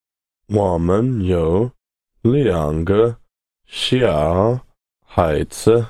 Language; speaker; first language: Chinese; non-native, learner; English